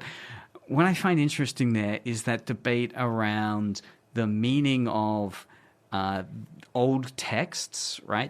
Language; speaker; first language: English; native; English